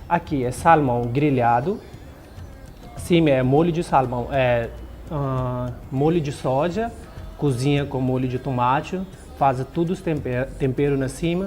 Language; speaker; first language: Portuguese; non-native, learner; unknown